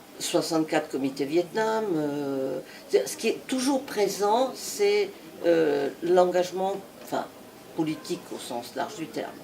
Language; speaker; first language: French; non-native, fluent; Italian